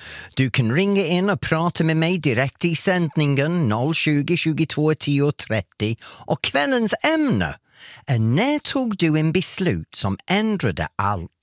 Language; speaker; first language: Swedish; non-native, fluent; English